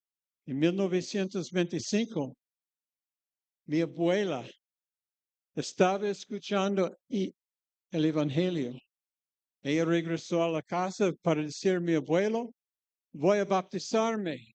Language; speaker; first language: Spanish; non-native, fluent; English